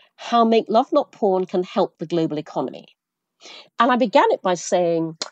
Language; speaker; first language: English; early bilingual, other home language; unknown